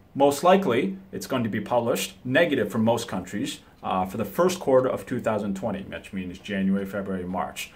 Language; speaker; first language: English; early bilingual, other home language; Japanese